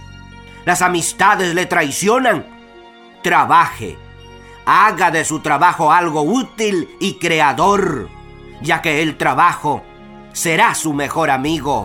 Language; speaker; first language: Spanish; native; Spanish